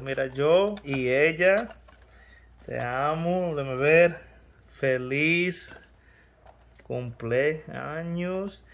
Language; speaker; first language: Spanish; early bilingual, heritage; Spanish